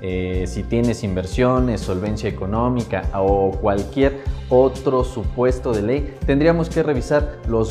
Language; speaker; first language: Spanish; native; Spanish